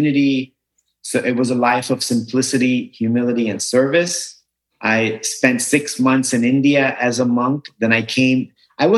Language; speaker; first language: English; native; English